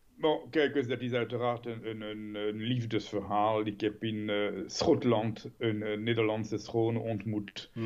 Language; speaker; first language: Dutch; non-native, fluent; French